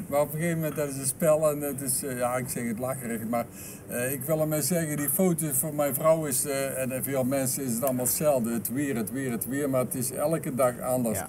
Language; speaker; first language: Dutch; native; Dutch